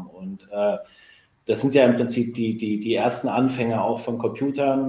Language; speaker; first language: German; native; German